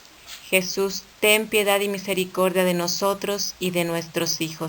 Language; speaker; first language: Spanish; native; Spanish